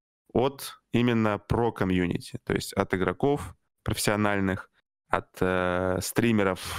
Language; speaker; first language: Russian; native; Russian